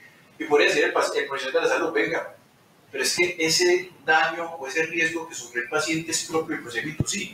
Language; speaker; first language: Spanish; native; Spanish